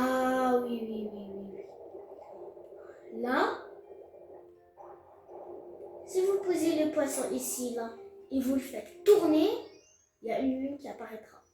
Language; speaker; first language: French; native; French